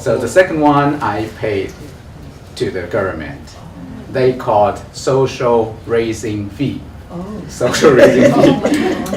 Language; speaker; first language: English; non-native, learner; Chinese